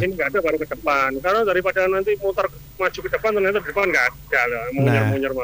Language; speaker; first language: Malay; non-native, local second language; Javanese